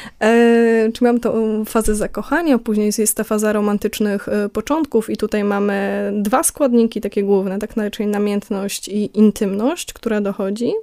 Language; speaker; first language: Polish; native; Polish